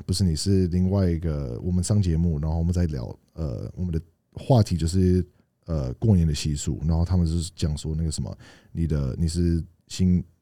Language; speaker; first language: Chinese; non-native, fluent; English